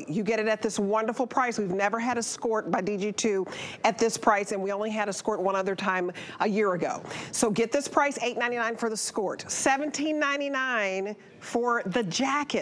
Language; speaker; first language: English; native; English